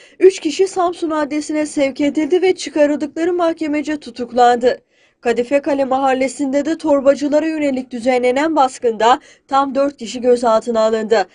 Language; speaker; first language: Turkish; native; Turkish